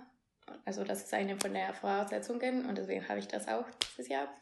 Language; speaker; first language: German; non-native, fluent; Spanish